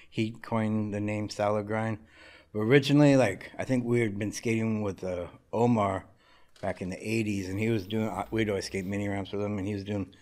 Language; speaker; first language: English; native; English